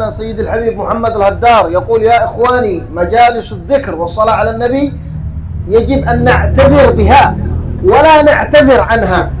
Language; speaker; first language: Arabic; native; Arabic